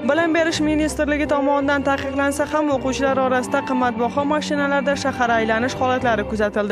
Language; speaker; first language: Kyrgyz; non-native, local second language; Uzbek